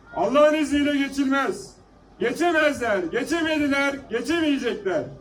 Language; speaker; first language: Turkish; native; Turkish